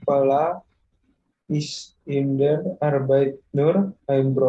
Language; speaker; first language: German; non-native, learner; Indonesian